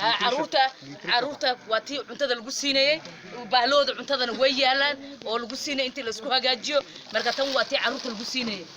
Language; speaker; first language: Somali; native; Somali